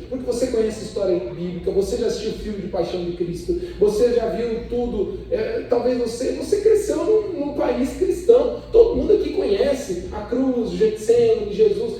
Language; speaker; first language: Portuguese; early bilingual, other home language; Spanish